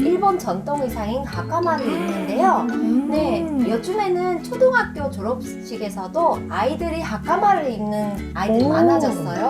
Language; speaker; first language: Korean; non-native, fluent; Japanese